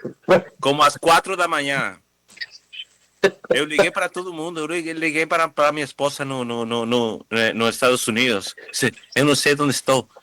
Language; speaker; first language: Portuguese; non-native, learner; Spanish